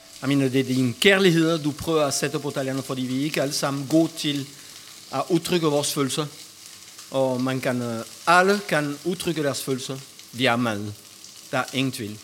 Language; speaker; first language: Danish; non-native, fluent; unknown